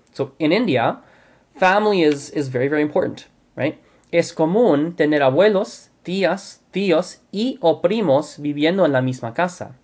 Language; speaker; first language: Spanish; non-native, fluent; English